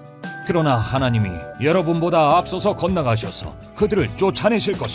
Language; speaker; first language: Korean; native; Korean